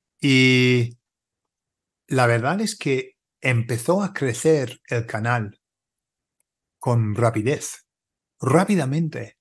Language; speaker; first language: Spanish; non-native, fluent; English